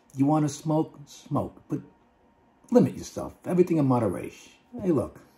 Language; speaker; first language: English; native; English